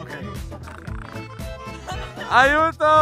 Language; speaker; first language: Italian; native; Italian